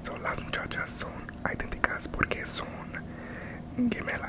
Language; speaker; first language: Spanish; non-native, learner; English